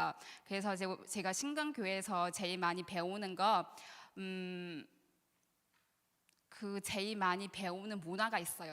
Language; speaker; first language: Korean; non-native, learner; Chinese